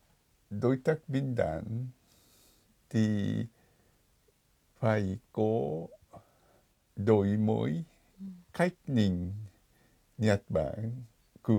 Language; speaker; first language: Vietnamese; non-native, fluent; Japanese